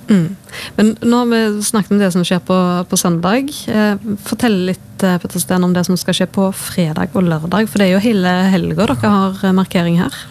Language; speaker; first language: Norwegian; native; Norwegian